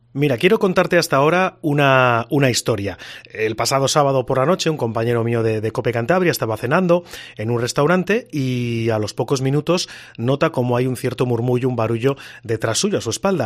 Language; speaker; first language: Spanish; native; Spanish